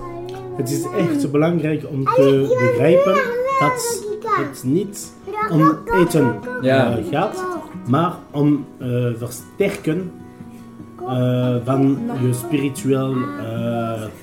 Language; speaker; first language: Dutch; non-native, learner; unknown